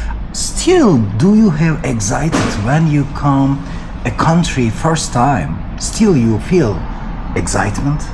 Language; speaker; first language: English; non-native, learner; Turkish